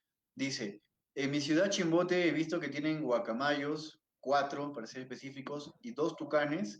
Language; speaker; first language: Spanish; native; Spanish